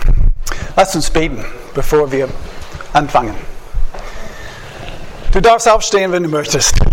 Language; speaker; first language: German; non-native, fluent; English